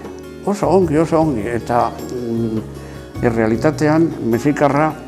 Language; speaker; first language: Basque; non-native, local second language; Spanish